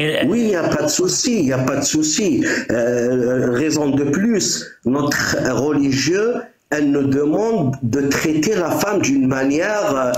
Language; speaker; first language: French; non-native, local second language; Arabic